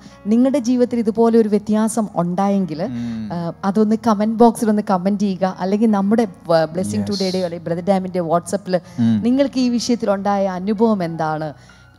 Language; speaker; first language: Malayalam; native; Malayalam